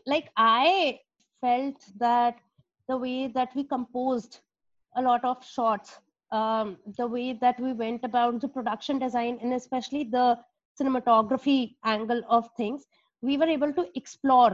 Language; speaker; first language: English; non-native, local second language; Hindi